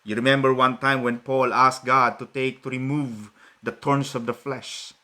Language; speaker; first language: English; non-native, local second language; Filipino